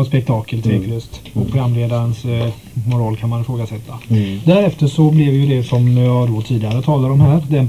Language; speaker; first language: Swedish; native; Swedish